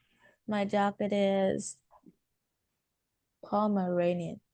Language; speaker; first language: English; non-native, learner; Vietnamese